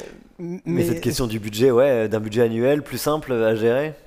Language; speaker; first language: French; native; French